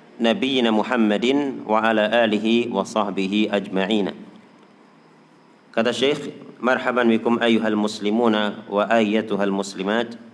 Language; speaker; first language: Arabic; non-native, fluent; Indonesian